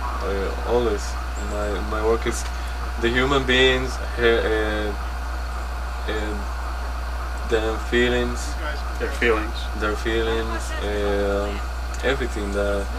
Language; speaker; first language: English; non-native, learner; Spanish